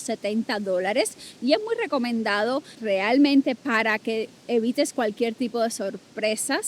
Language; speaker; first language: Spanish; native; Spanish